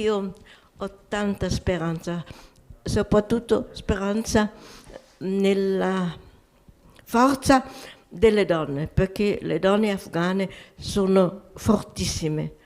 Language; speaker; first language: Italian; non-native, local second language; German